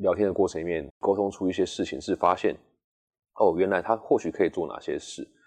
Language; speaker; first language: Chinese; native; Chinese